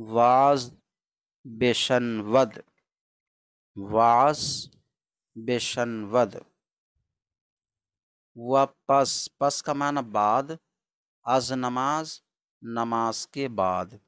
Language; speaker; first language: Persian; non-native, fluent; Urdu